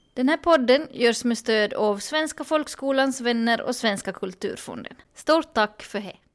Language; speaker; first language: Swedish; native; Swedish